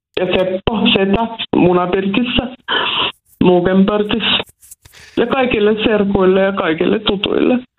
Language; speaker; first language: Finnish; non-native, local second language; Swedish